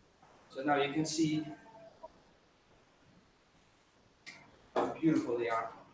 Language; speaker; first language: English; non-native, fluent; Dutch